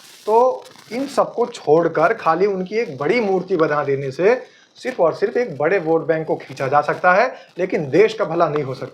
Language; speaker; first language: Hindi; native; Hindi